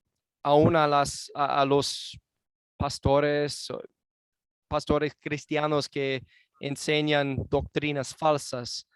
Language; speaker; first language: Spanish; non-native, fluent; English